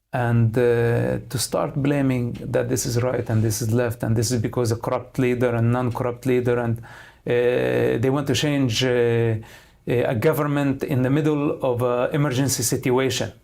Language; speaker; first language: English; non-native, fluent; Arabic